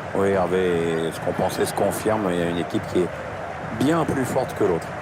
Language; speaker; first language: French; native; French